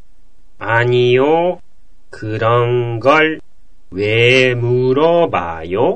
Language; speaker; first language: Korean; non-native, fluent; Japanese